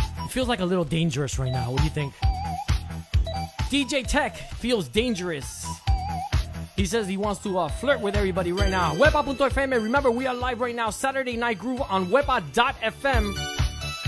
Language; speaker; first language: English; early bilingual, other home language; Spanish